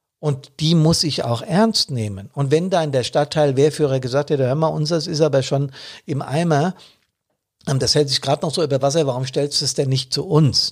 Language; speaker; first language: German; native; German